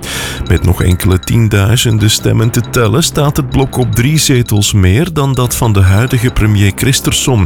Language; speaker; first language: Dutch; native; Dutch